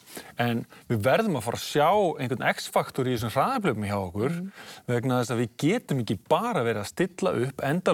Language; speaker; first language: Icelandic; native; Icelandic